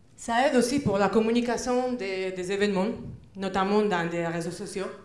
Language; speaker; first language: French; non-native, fluent; Spanish